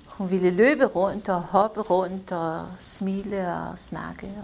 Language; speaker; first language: Danish; non-native, fluent; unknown